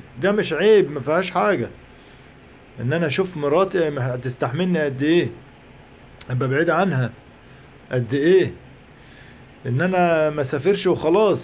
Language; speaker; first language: Arabic; native; Arabic